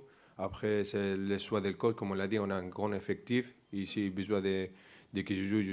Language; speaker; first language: French; non-native, fluent; Spanish